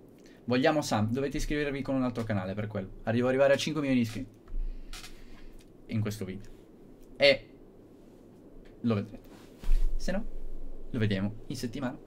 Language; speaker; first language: Italian; native; Italian